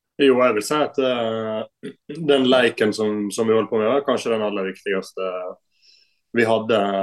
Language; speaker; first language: Norwegian; native; Norwegian